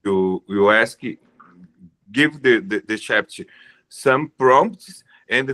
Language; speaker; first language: English; non-native, learner; Portuguese